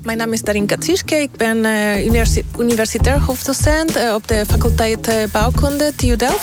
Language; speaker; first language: Dutch; non-native, fluent; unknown